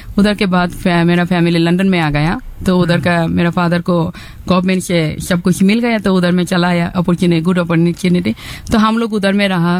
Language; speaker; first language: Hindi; non-native, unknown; Bangla